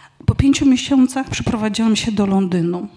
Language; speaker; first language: Ukrainian; non-native, fluent; Polish